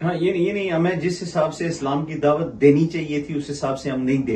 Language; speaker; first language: Hindi; native; Hindi